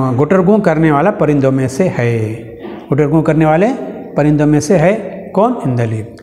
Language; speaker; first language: Urdu; native; Urdu